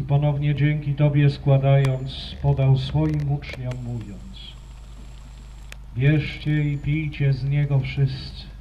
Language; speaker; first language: Polish; native; Polish